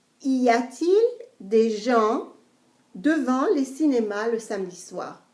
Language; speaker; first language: French; non-native, fluent; English